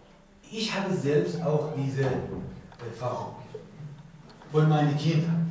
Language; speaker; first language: German; non-native, learner; Persian